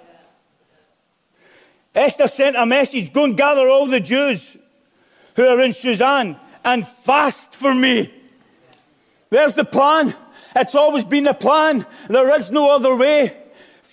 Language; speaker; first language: English; native; English